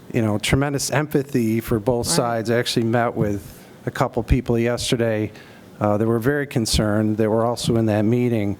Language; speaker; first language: English; native; English